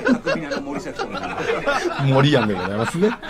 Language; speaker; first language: Japanese; native; Japanese